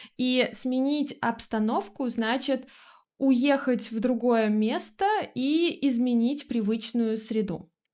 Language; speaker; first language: Russian; native; Russian